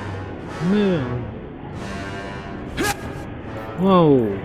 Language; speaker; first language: French; native; French